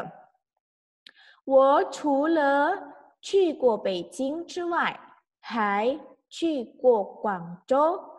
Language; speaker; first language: Chinese; non-native, fluent; Indonesian